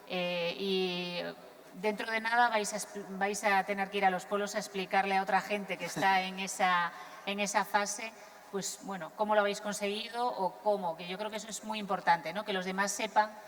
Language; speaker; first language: Spanish; non-native, local second language; Galician